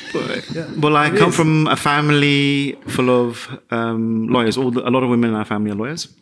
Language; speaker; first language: English; native; English